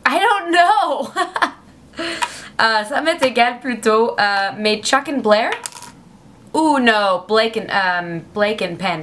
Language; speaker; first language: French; non-native, learner; English